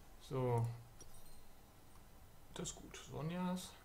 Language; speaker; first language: German; native; German